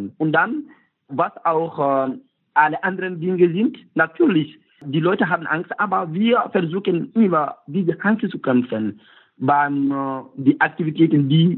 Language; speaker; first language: German; non-native, learner; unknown